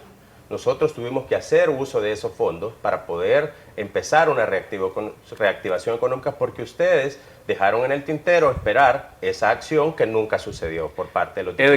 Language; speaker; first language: Spanish; native; Spanish